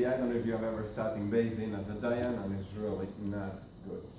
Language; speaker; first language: English; non-native, fluent; Spanish